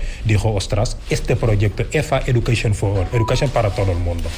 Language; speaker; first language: Spanish; non-native, fluent; Wolof